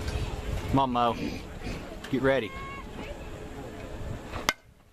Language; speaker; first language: English; native; English